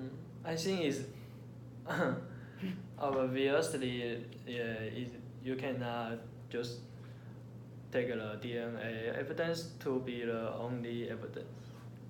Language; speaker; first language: English; non-native, learner; Chinese